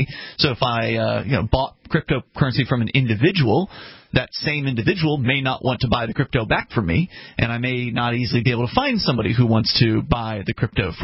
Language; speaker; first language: English; native; English